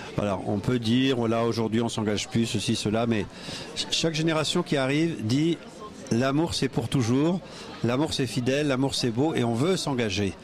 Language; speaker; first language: French; native; French